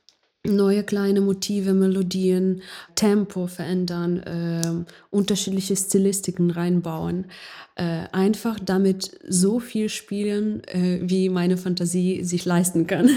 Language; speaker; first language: German; non-native, fluent; Ukrainian